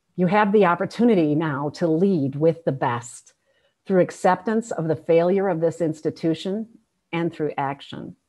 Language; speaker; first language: English; native; English